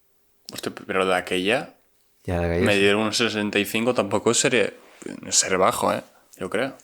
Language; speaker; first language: Spanish; native; Spanish